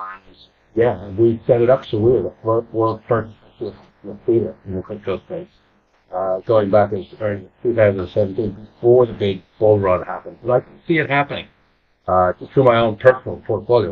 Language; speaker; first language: English; native; English